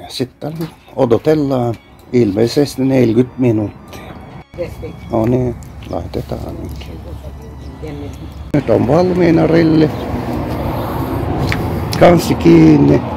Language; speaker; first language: Finnish; non-native, fluent; Turkish